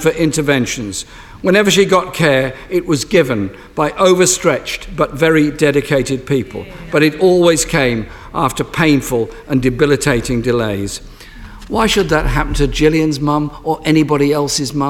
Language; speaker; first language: English; native; English